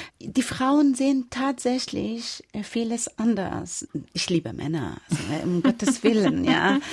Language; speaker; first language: German; non-native, fluent; Persian